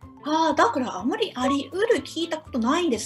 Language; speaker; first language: Japanese; non-native, fluent; Cantonese